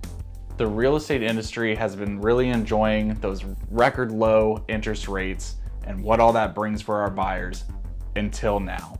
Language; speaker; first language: English; native; English